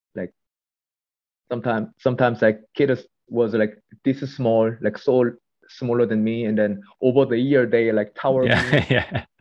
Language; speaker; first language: English; non-native, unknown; Korean